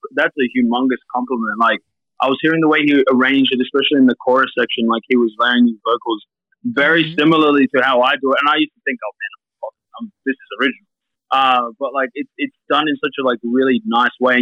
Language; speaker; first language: English; native; English